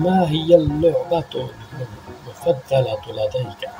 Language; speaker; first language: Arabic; non-native, fluent; Urdu